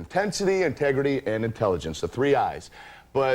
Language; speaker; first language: English; native; English